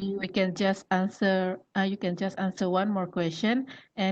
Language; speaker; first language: English; non-native, fluent; Malay